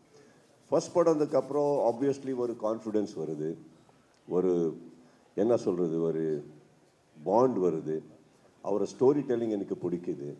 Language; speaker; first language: Tamil; non-native, learner; Kannada